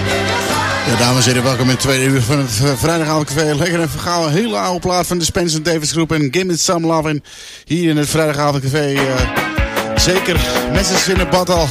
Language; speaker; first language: Dutch; native; Dutch